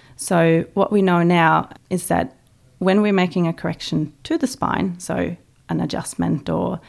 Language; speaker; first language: English; non-native, fluent; Norwegian